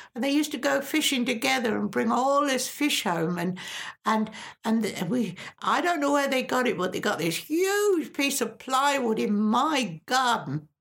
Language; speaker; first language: English; native; English